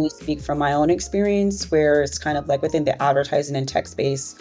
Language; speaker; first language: English; native; English